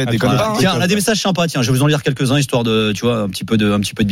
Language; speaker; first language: French; native; French